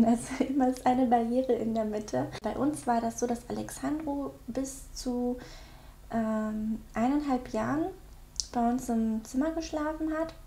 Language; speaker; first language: German; native; German